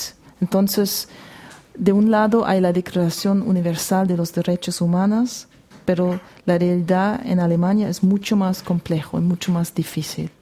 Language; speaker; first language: Spanish; non-native, fluent; German